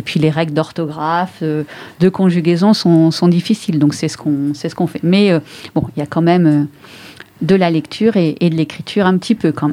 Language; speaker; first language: French; native; French